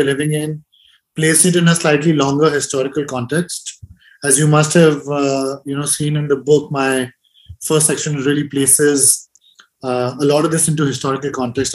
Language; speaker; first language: English; non-native, local second language; Hindi